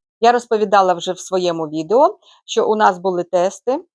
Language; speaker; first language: Ukrainian; native; Ukrainian